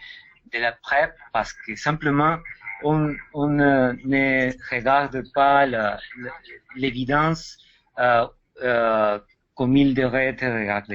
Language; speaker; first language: French; non-native, fluent; Spanish